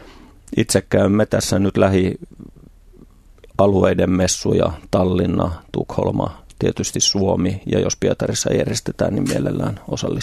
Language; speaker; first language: Finnish; native; Finnish